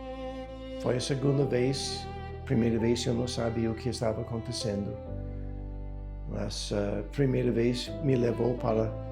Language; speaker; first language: Portuguese; non-native, fluent; English